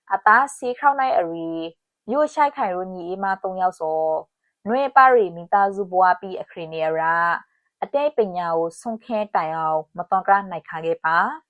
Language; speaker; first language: Burmese; native; Burmese